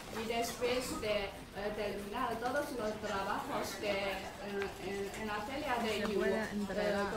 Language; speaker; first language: Spanish; non-native, learner; Chinese